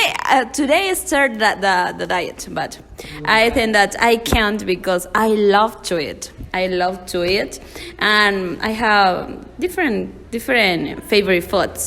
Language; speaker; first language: English; non-native, learner; Spanish